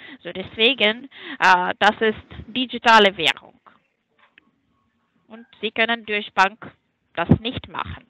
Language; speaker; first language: German; non-native, fluent; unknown